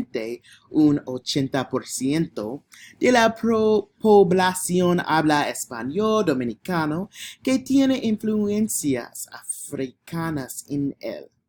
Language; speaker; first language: Spanish; non-native, learner; English